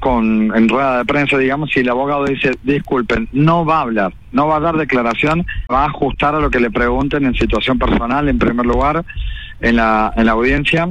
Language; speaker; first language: Spanish; native; Spanish